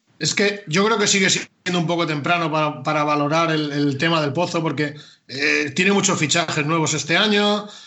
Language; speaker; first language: Spanish; native; Spanish